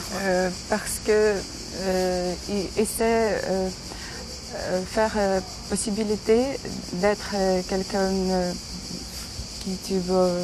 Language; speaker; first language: French; non-native, learner; Ukrainian